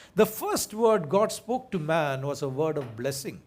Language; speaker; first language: English; non-native, local second language; Malayalam